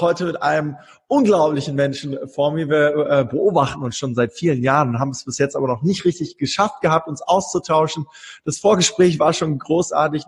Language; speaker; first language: German; native; German